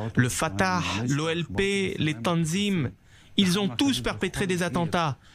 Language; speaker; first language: French; non-native, fluent; Arabic